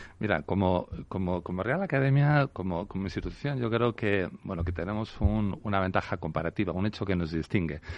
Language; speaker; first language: Spanish; native; Spanish